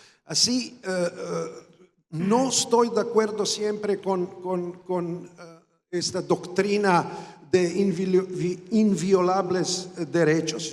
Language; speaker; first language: Spanish; non-native, fluent; Croatian